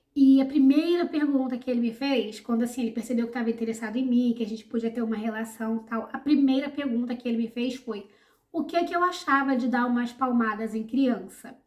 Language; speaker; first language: Portuguese; native; Portuguese